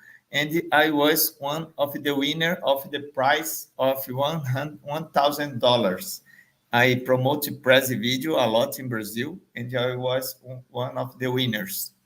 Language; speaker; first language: English; non-native, fluent; Portuguese